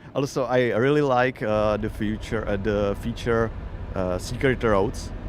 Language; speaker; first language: English; non-native, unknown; Czech